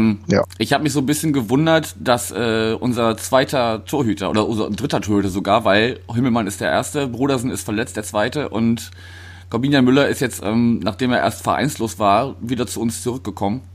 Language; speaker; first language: German; native; German